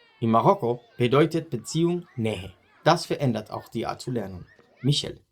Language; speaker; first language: German; native; German